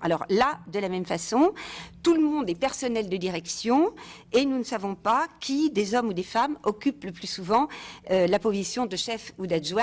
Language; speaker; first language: French; native; French